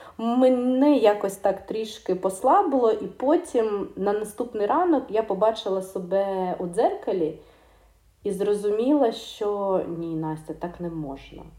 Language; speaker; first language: Ukrainian; non-native, local second language; Russian